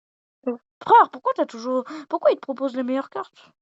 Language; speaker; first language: French; native; French